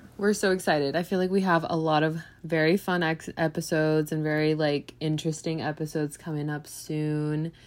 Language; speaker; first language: English; native; English